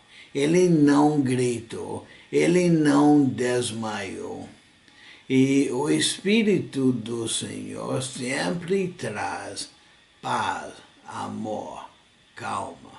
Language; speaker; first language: Portuguese; non-native, fluent; English